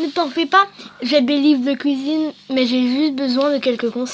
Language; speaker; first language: French; native; French